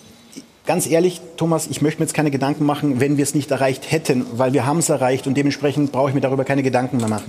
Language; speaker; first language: German; native; German